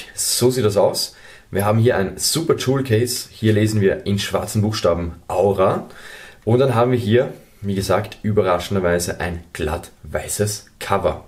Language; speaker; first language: German; native; German